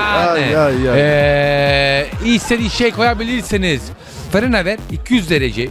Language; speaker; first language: Turkish; non-native, learner; Italian